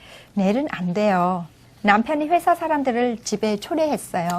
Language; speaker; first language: Korean; non-native, fluent; Vietnamese